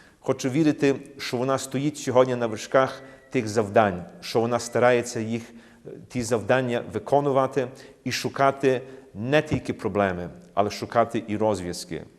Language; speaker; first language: Ukrainian; early bilingual, heritage; Ukrainian